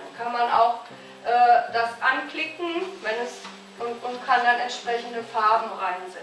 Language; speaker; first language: German; native; German